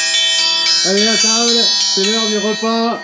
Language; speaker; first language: French; native; French